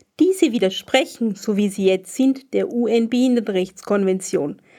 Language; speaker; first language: German; native; German